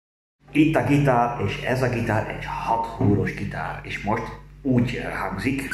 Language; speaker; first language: Hungarian; non-native, learner; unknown